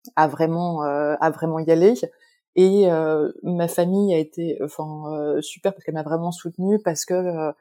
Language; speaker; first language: French; native; French